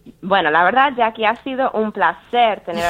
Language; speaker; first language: Spanish; early bilingual, heritage; Spanish